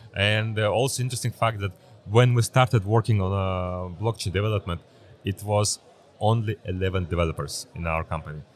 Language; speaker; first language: English; early bilingual, other home language; Uzbek